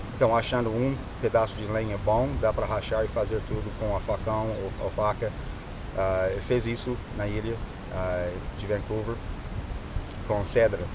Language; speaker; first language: Portuguese; non-native, fluent; English